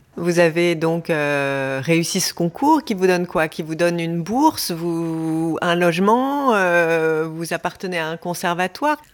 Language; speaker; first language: French; native; French